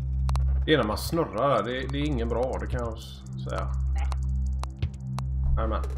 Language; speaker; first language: Swedish; native; Swedish